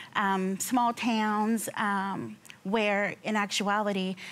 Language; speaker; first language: English; native; English